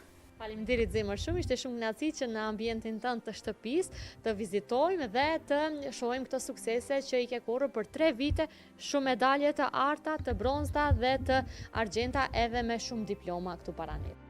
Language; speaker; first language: Albanian; native; Albanian